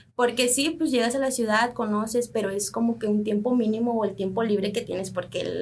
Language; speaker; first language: Spanish; native; Spanish